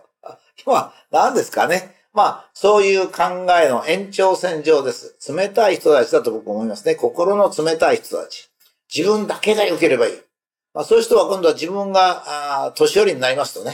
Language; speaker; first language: Japanese; native; Japanese